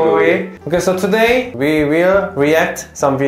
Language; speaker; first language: English; non-native, learner; Korean